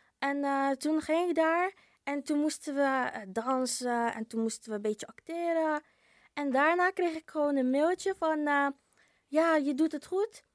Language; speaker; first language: Dutch; early bilingual, other home language; Polish